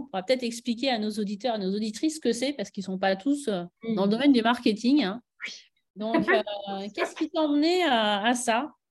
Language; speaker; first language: French; native; French